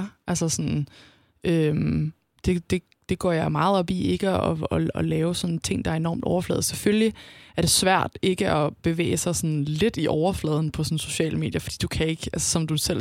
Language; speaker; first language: Danish; native; Danish